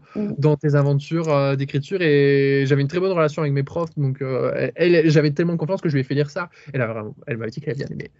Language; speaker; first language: French; native; French